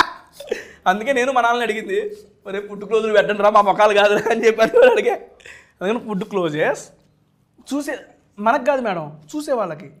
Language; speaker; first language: Telugu; native; Telugu